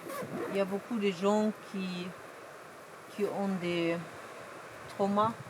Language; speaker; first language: French; non-native, fluent; German